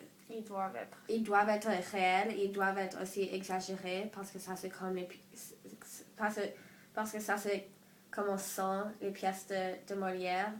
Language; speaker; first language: French; non-native, learner; English